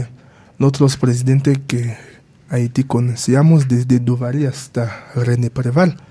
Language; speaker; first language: Spanish; non-native, fluent; Haitian Creole